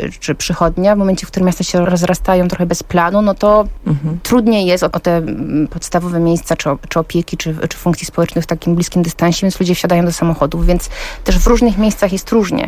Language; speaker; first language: Polish; native; Polish